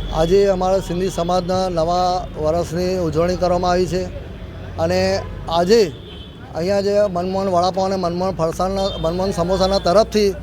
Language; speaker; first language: Gujarati; non-native, local second language; Sindhi